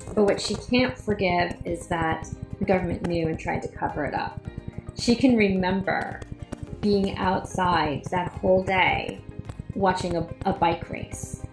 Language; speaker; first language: English; native; English